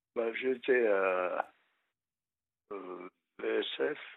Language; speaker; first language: French; native; French